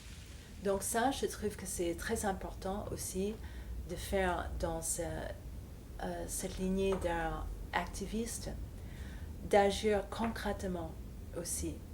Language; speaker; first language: French; non-native, fluent; English